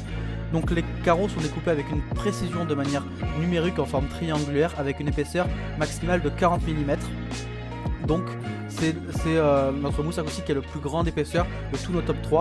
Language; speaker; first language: French; native; French